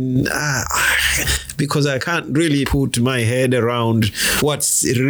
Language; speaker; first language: English; non-native, local second language; Swahili